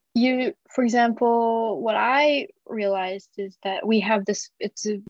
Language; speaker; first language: English; early bilingual, other home language; Japanese